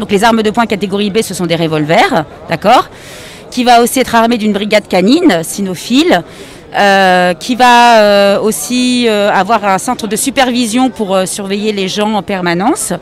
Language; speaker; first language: French; native; French